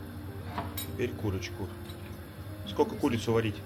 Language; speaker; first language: Russian; native; Russian